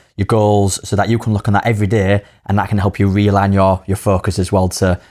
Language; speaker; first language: English; native; English